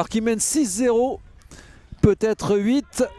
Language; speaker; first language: French; native; French